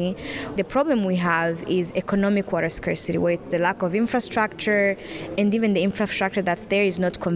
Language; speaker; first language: English; non-native, local second language; Kinyarwanda